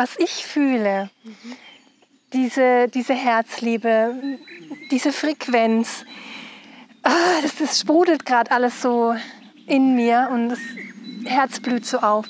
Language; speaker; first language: German; native; German